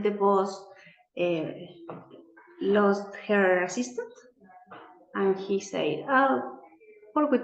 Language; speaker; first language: English; non-native, learner; Spanish